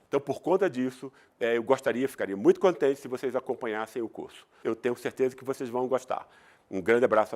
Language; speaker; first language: Portuguese; native; Portuguese